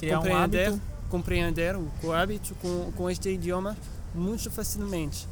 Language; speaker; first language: Portuguese; non-native, learner; French